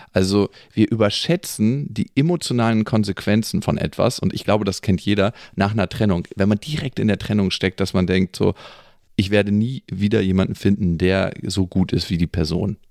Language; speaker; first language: German; native; German